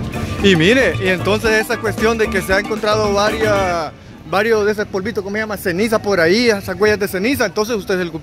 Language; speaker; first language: Spanish; native; Spanish